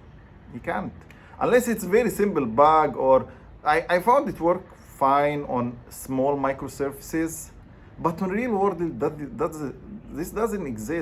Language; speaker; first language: English; non-native, fluent; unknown